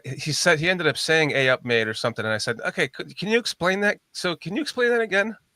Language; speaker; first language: English; native; English